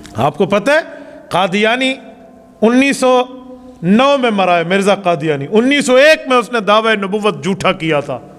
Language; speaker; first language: Urdu; non-native, local second language; Saraiki